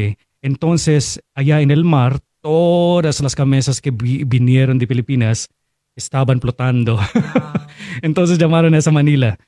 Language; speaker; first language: Spanish; non-native, fluent; Filipino